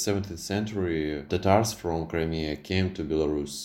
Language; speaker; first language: English; non-native, fluent; Belarusian